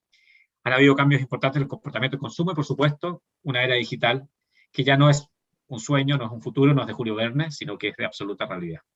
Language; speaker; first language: Spanish; native; Spanish